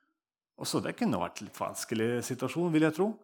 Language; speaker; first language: Norwegian; non-native, fluent; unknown